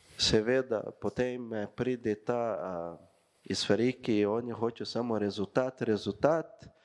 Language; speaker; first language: Slovenian; non-native, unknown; Portuguese